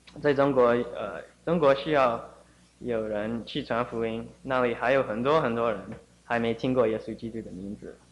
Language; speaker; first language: Chinese; early bilingual, heritage; Chinese